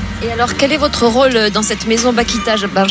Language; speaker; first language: French; native; French